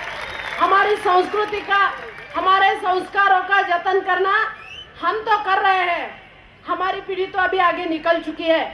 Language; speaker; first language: Hindi; non-native, local second language; Marathi